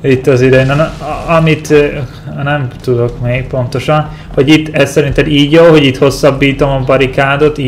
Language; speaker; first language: Hungarian; native; Hungarian